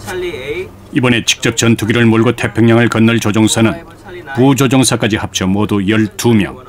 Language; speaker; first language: Korean; native; Korean